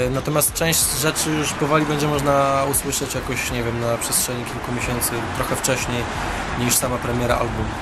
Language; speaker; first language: Polish; native; Polish